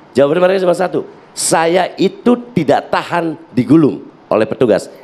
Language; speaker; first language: Indonesian; native; Indonesian